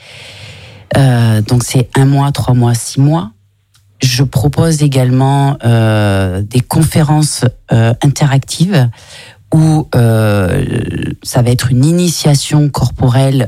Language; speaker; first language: French; native; French